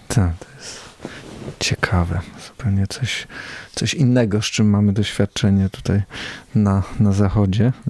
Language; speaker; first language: Polish; native; Polish